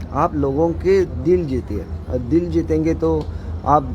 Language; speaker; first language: Hindi; non-native, local second language; Marathi